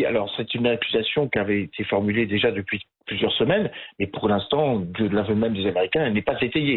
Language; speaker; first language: French; native; French